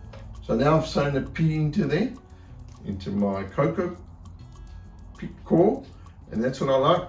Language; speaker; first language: English; native; English